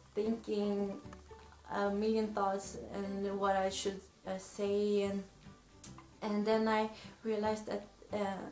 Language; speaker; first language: English; non-native, fluent; Swedish